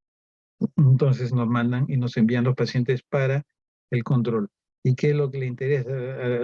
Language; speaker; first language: Spanish; native; Spanish